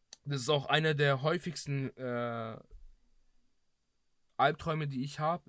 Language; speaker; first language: German; early bilingual, other home language; Greek